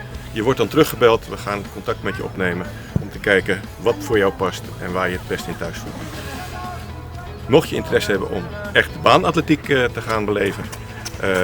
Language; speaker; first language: Dutch; native; Dutch